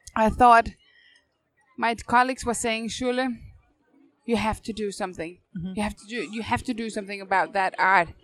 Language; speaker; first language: English; non-native, fluent; Danish